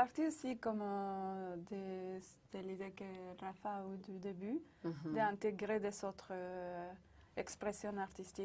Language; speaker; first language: French; non-native, fluent; Spanish